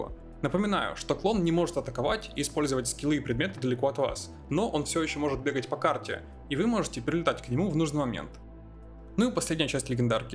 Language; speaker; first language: Russian; native; Russian